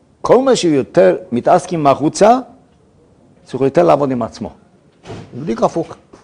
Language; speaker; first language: Hebrew; non-native, fluent; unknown